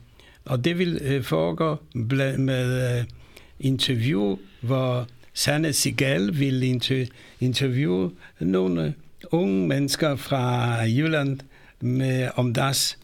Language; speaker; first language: Danish; non-native, fluent; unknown